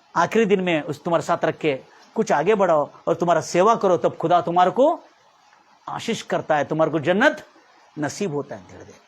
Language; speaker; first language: Hindi; non-native, local second language; Kannada